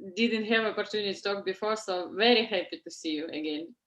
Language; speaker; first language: English; non-native, fluent; Russian